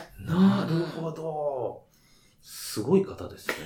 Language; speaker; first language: Japanese; native; Japanese